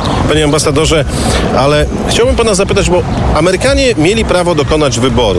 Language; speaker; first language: Polish; native; Polish